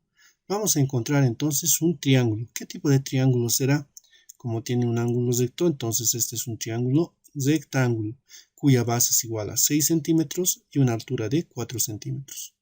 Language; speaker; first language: Spanish; native; Spanish